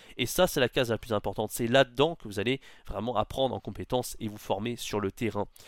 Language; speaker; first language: French; native; French